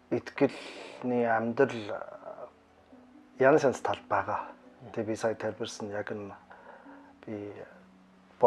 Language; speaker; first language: Mongolian; non-native, fluent; German